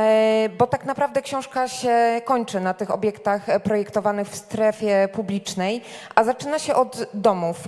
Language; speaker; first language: Polish; native; Polish